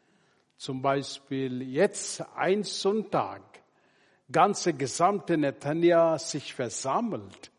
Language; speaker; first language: German; non-native, learner; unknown